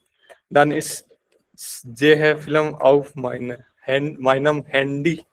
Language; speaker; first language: German; non-native, learner; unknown